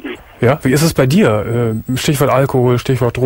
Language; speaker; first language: German; native; German